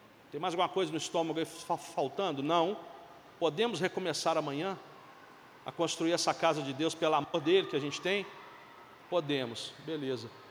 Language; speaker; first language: Portuguese; non-native, fluent; Italian